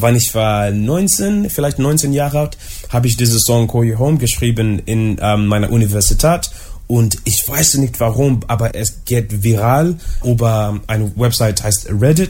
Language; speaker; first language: German; non-native, learner; English